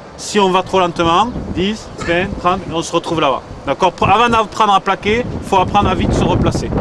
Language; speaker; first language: French; native; French